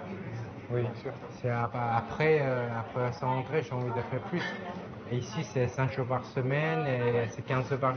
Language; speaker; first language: French; non-native, fluent; Chinese